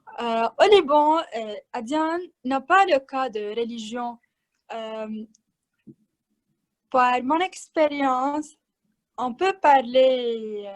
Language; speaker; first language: French; non-native, learner; Arabic